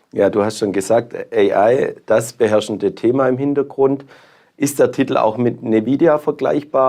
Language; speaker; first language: German; native; German